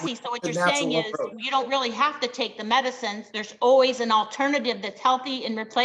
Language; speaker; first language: English; native; English